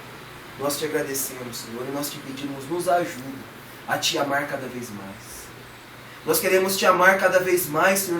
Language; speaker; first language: Portuguese; native; Portuguese